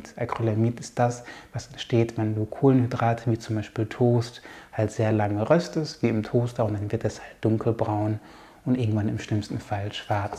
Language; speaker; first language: German; native; German